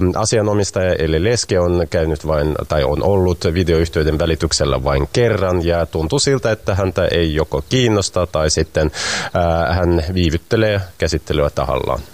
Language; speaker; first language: Finnish; non-native, fluent; Russian